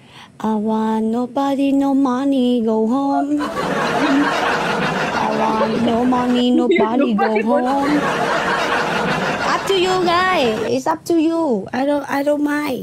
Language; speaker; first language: English; non-native, learner; Vietnamese